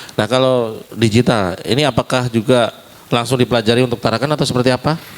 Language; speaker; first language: Indonesian; native; Indonesian